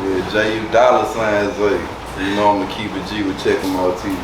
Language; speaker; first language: English; native; English